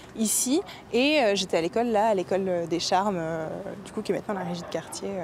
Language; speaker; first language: French; native; French